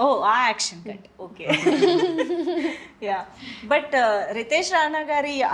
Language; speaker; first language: Telugu; native; Telugu